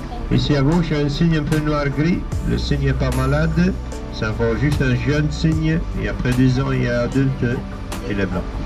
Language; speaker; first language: French; non-native, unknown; Dutch